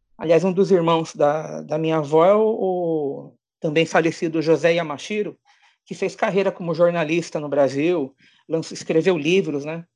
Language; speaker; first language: Portuguese; native; Portuguese